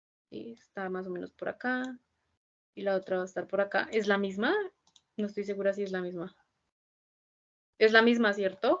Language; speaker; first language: Spanish; native; Spanish